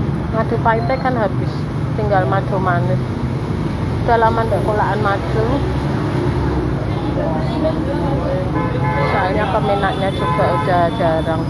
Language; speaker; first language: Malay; non-native, local second language; Javanese